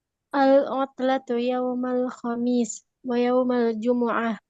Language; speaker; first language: Arabic; non-native, learner; Indonesian